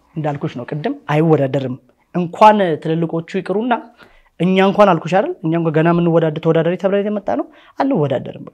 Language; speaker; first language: Amharic; native; Amharic